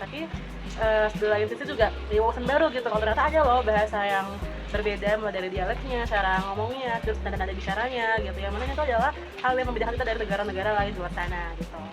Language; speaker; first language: Indonesian; non-native, local second language; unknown